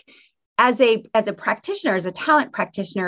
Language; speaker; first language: English; native; English